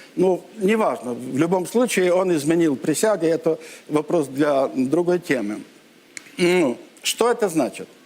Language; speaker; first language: Russian; non-native, local second language; Ukrainian